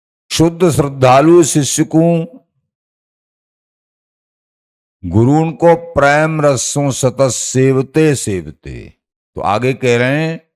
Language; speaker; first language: Hindi; native; Hindi